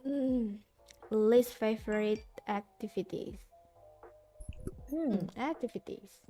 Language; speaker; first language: English; non-native, fluent; Indonesian